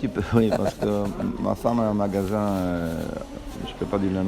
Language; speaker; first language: French; non-native, fluent; Romanian